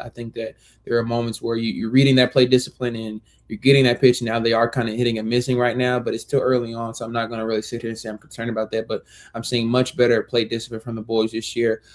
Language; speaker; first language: English; native; English